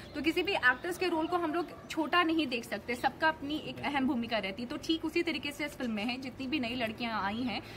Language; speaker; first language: Hindi; native; Hindi